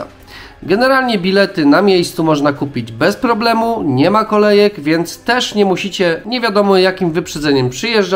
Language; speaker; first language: Polish; native; Polish